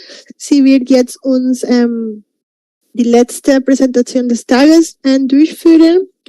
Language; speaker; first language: German; non-native, fluent; Spanish